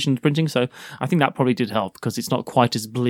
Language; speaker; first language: English; native; English